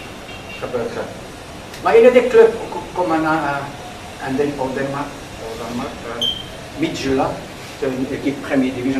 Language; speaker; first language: French; non-native, learner; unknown